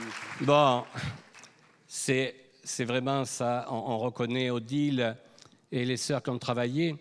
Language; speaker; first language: French; native; French